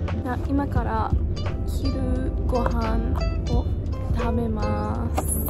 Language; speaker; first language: Japanese; non-native, learner; English